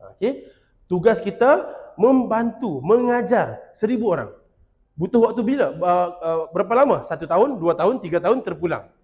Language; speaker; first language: Malay; native; Malay